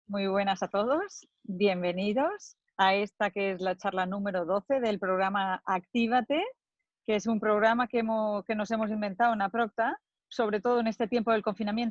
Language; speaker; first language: Spanish; native; Spanish